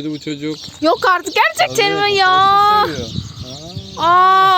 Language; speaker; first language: Turkish; non-native, fluent; Indonesian